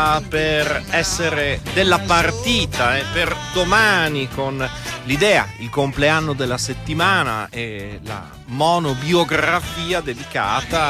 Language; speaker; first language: Italian; native; Italian